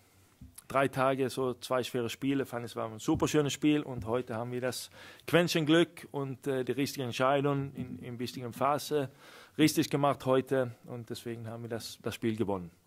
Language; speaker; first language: German; non-native, fluent; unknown